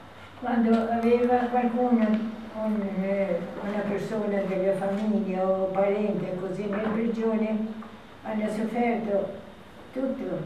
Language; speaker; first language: Italian; non-native, learner; Albanian